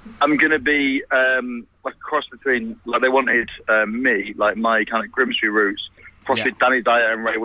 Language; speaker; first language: English; native; English